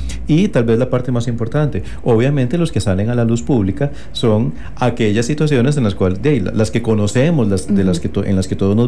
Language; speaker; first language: Spanish; native; Spanish